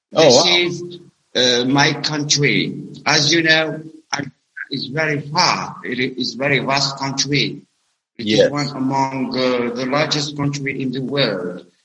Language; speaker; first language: English; non-native, learner; Arabic